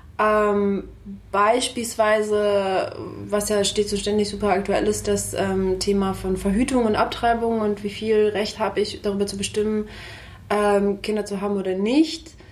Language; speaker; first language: German; early bilingual, other home language; Russian